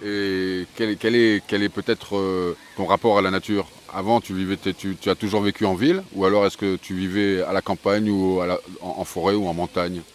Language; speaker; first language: French; native; French